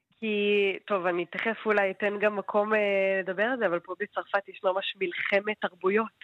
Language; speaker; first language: Hebrew; native; Hebrew